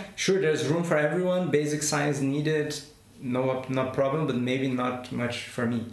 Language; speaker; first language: English; non-native, fluent; Portuguese